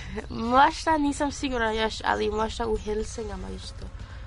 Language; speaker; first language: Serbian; early bilingual, heritage; Bosnian